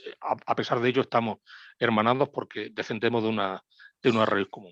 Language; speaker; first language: Spanish; native; Spanish